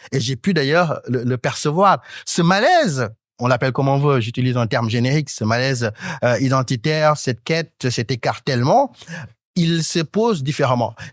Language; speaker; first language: French; non-native, local second language; Wolof